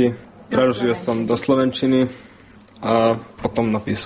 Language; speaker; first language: Slovak; non-native, local second language; Hungarian